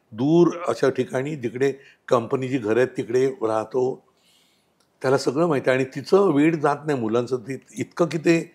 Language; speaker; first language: Marathi; native; Marathi